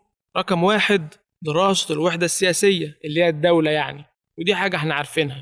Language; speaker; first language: Arabic; native; Arabic